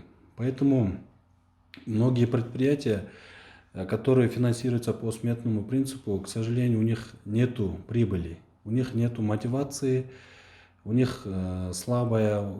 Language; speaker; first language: Russian; non-native, local second language; Kyrgyz